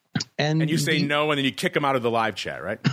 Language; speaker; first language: English; native; English